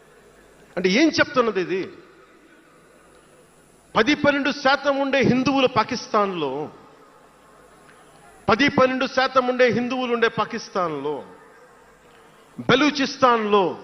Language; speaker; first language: Telugu; native; Telugu